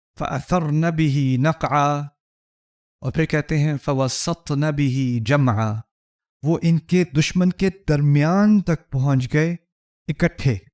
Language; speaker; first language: Urdu; early bilingual, heritage; Urdu